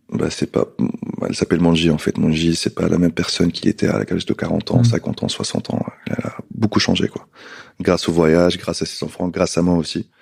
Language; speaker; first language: French; non-native, local second language; Arabic